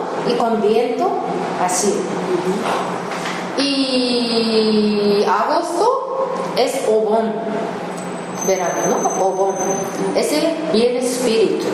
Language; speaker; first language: Spanish; non-native, learner; Japanese